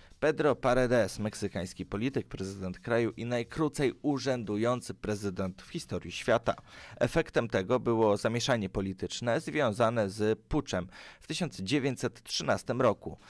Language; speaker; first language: Polish; native; Polish